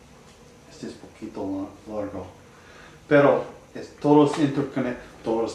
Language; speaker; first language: Spanish; non-native, learner; English